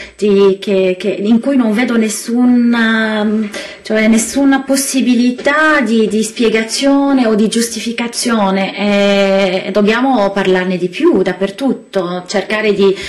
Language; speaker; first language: Italian; non-native, fluent; Arabic